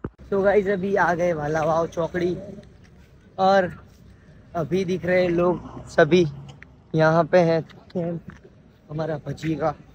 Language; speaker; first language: Hindi; non-native, local second language; Gujarati